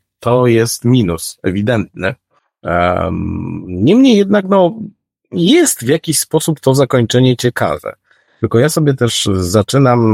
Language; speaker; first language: Polish; native; Polish